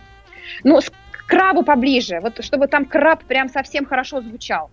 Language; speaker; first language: Russian; native; Russian